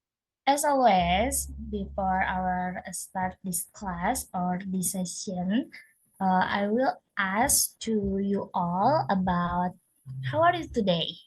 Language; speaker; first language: English; non-native, learner; Indonesian